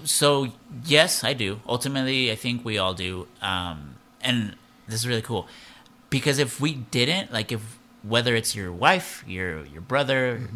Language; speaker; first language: English; early bilingual, other home language; Spanish